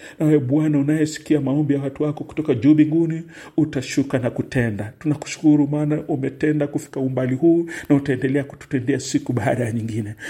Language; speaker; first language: Swahili; non-native, local second language; Luyia